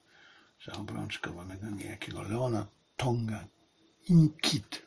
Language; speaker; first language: Polish; native; Polish